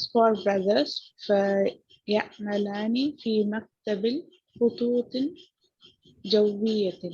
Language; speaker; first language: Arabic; non-native, learner; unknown